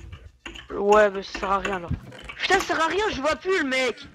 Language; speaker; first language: French; native; French